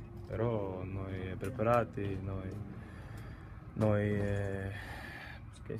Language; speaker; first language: Italian; non-native, learner; Latvian